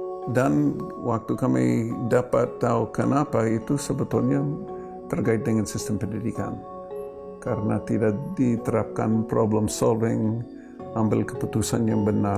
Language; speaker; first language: Indonesian; non-native, fluent; English